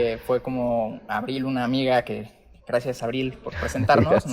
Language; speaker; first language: Spanish; native; Spanish